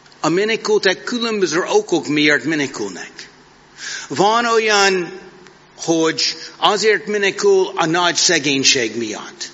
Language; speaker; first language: Hungarian; non-native, fluent; English